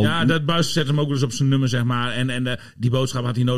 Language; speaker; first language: Dutch; native; Dutch